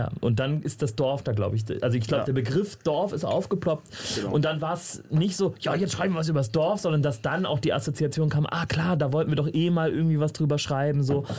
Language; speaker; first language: German; native; German